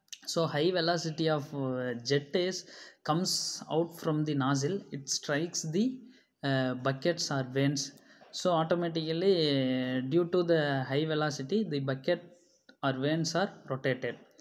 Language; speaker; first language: English; non-native, local second language; Tamil